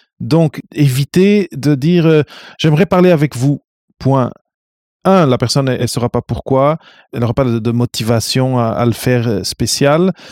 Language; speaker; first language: French; non-native, fluent; Portuguese